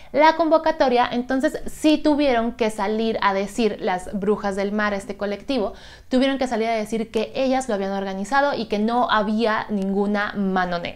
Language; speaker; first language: Spanish; native; Spanish